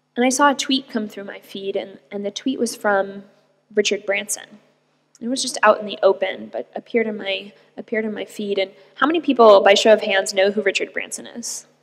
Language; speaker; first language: English; native; English